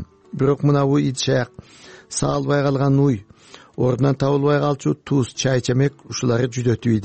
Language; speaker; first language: Kyrgyz; native; Kyrgyz